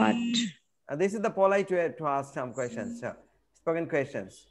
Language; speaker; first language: English; non-native, fluent; Bangla